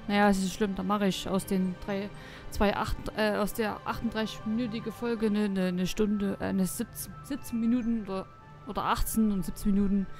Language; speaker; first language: German; native; German